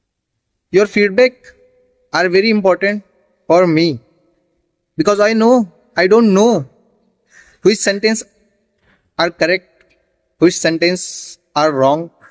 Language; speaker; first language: English; non-native, learner; Hindi